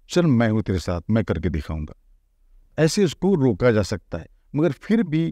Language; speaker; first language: Hindi; non-native, local second language; Marathi